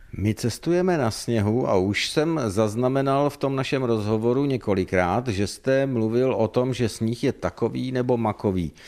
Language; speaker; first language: Czech; native; Czech